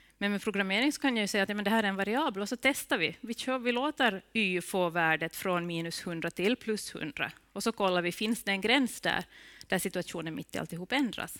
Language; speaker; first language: Swedish; native; Swedish